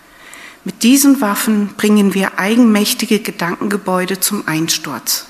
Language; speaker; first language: German; native; German